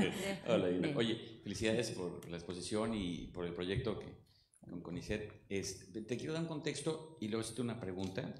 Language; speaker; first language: Spanish; native; Spanish